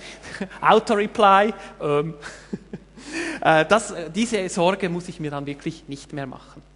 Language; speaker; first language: German; native; German